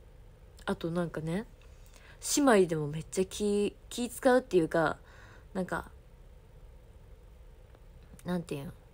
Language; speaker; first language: Japanese; native; Japanese